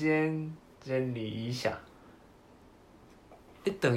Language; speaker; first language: Chinese; non-native, learner; Korean